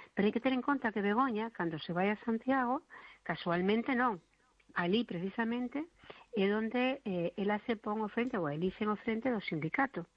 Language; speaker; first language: Galician; non-native, local second language; Spanish